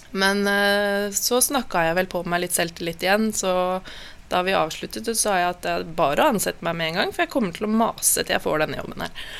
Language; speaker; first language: Norwegian; native; Norwegian